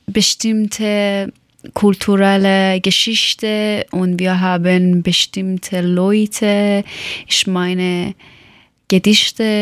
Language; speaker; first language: German; non-native, learner; Persian